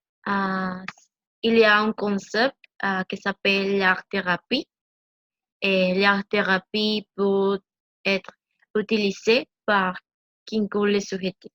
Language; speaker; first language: French; non-native, learner; Spanish